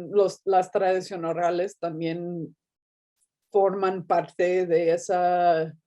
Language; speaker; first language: Spanish; non-native, fluent; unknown